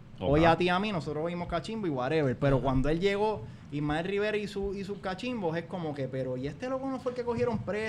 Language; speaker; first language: Spanish; native; Spanish